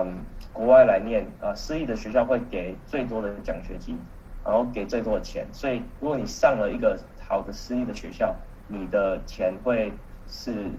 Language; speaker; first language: Chinese; early bilingual, heritage; Chinese